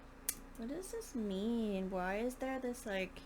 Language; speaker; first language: English; native; English